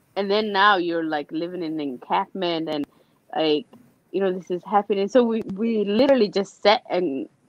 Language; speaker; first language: English; native; English